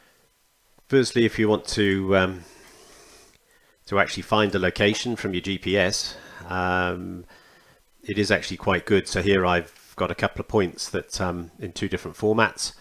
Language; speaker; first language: English; native; English